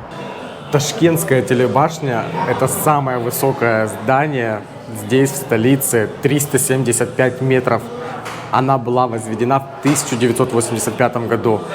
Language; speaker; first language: Russian; native; Russian